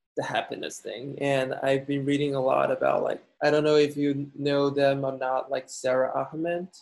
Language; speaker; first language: English; non-native, fluent; Chinese